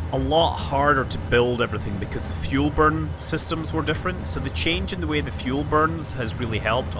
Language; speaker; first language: English; native; English